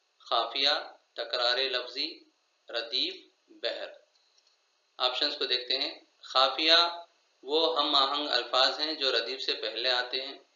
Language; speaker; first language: Urdu; native; Urdu